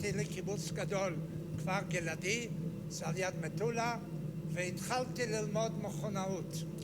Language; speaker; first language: Hebrew; non-native, fluent; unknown